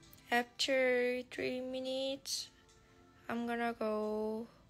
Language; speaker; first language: English; non-native, learner; Korean